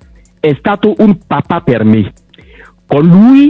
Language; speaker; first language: Italian; non-native, local second language; French